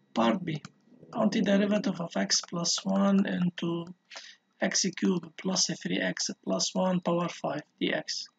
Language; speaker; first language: English; non-native, local second language; Arabic